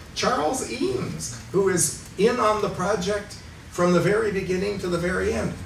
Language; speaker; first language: English; native; English